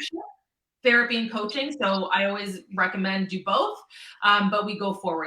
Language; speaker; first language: English; native; English